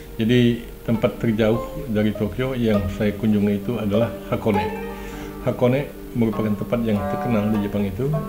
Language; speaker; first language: Indonesian; native; Indonesian